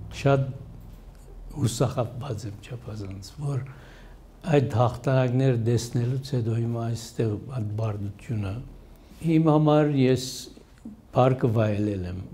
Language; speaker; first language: Armenian; early bilingual, heritage; Armenian